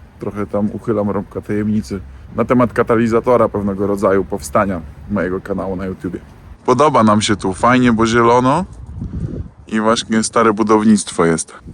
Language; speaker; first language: Polish; native; Polish